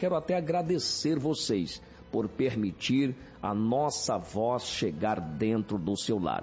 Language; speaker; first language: Portuguese; native; Portuguese